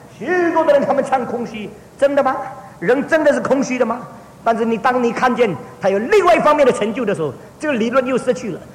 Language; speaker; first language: Chinese; early bilingual, heritage; Chinese